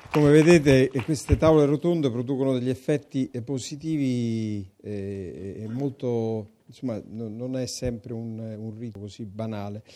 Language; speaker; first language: Italian; native; Italian